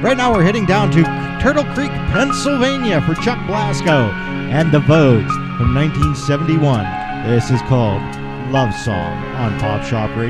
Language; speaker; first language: English; native; English